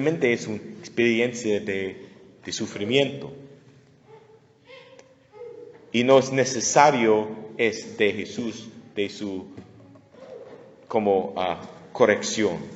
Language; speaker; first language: Spanish; non-native, fluent; English